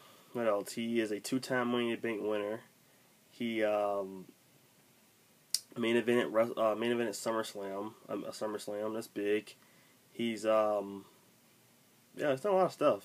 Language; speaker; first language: English; native; English